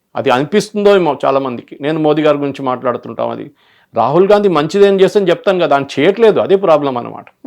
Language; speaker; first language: Telugu; non-native, local second language; Malayalam